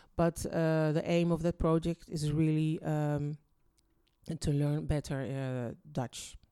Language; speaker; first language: English; early bilingual, other home language; Dutch